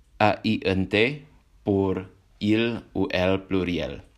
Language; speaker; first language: French; non-native, learner; Indonesian